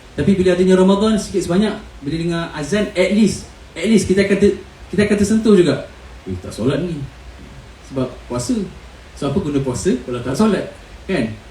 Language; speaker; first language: Malay; native; Malay